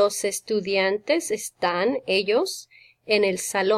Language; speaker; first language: Spanish; non-native, fluent; English